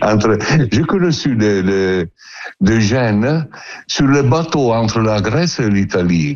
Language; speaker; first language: French; non-native, fluent; Italian